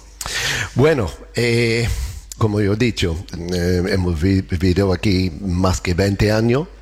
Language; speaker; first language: Spanish; non-native, learner; English